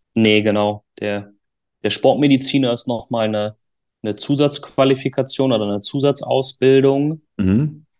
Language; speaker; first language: German; native; German